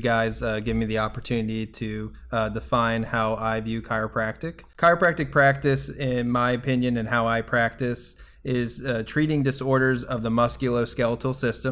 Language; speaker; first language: English; native; English